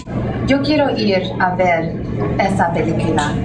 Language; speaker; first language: Spanish; non-native, learner; English